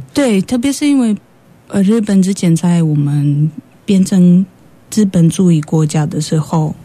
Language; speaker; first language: Chinese; non-native, fluent; Polish